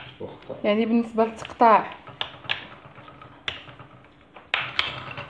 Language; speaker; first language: Arabic; native; Arabic